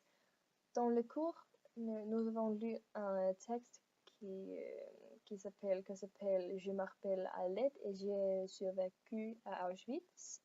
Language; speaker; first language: French; non-native, learner; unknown